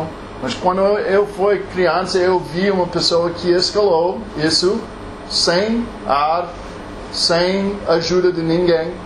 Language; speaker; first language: Portuguese; non-native, learner; English